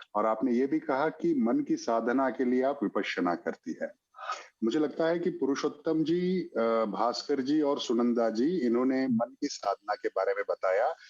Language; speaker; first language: Hindi; non-native, local second language; Marathi